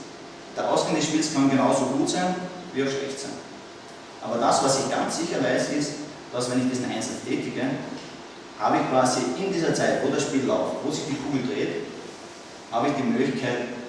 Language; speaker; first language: German; native; German